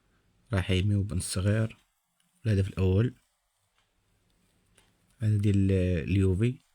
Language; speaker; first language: Arabic; native; Arabic